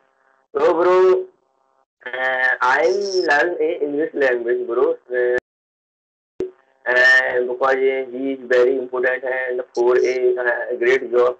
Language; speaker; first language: English; non-native, learner; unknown